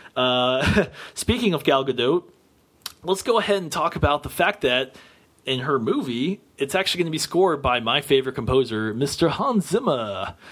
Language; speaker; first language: English; native; English